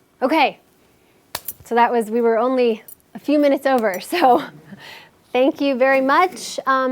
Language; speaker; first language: English; native; English